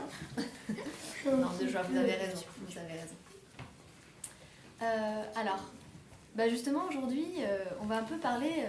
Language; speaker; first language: French; native; French